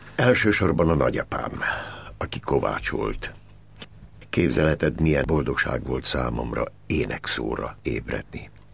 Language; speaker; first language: Hungarian; native; Hungarian